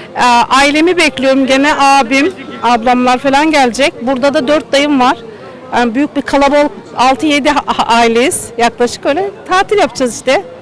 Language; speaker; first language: Turkish; native; Turkish